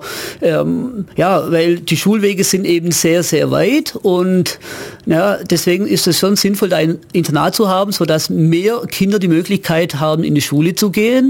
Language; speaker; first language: German; native; German